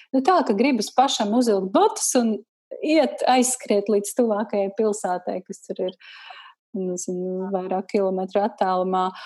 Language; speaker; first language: Latvian; native; Latvian